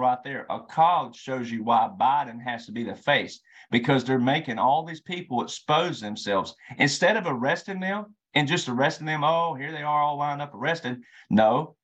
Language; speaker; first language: English; native; English